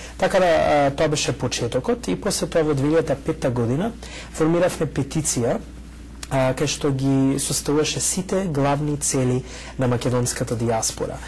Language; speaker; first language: Macedonian; early bilingual, heritage; Macedonian